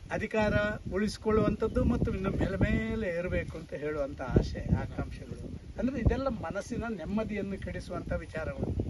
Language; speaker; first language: Kannada; native; Kannada